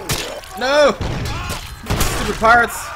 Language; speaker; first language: English; native; English